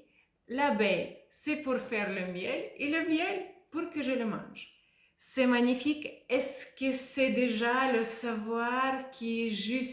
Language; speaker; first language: French; non-native, fluent; Russian